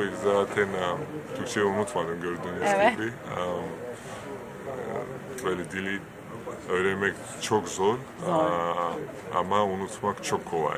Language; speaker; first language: Turkish; non-native, fluent; Georgian